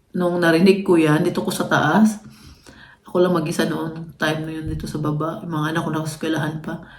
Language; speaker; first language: Filipino; non-native, local second language; Cebuano